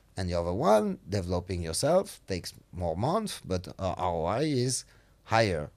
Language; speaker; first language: English; non-native, fluent; French